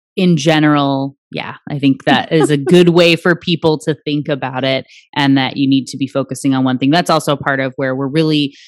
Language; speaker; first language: English; native; English